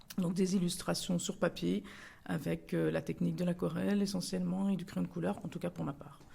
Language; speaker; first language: French; early bilingual, other home language; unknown